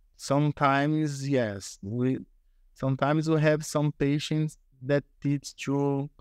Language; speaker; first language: English; non-native, learner; Portuguese